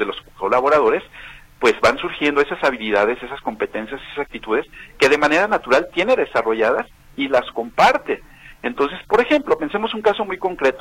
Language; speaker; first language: Spanish; native; Spanish